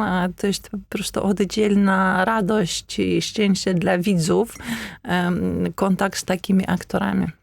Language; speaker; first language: Polish; non-native, fluent; Ukrainian